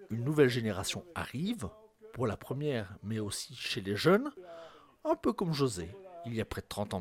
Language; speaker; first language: French; native; French